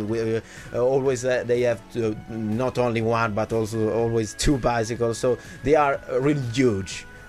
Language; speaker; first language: English; non-native, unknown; Italian